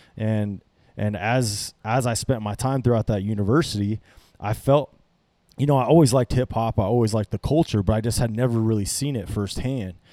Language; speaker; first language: English; native; English